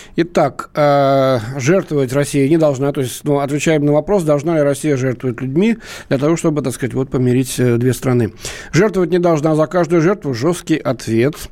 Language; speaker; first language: Russian; native; Russian